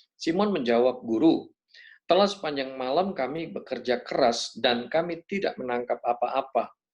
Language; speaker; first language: Indonesian; native; Indonesian